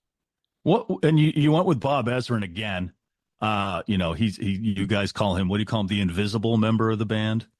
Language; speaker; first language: English; native; English